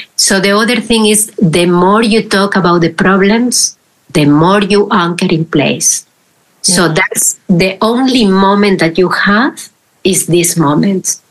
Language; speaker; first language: English; non-native, fluent; Spanish